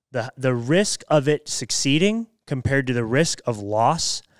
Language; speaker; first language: English; native; English